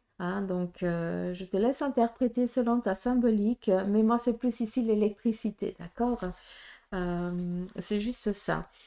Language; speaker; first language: French; native; French